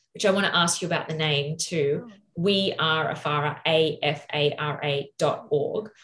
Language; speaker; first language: English; native; English